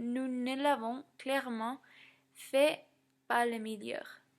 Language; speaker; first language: French; non-native, learner; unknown